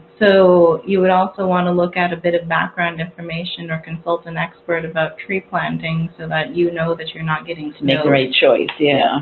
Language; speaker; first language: English; native; English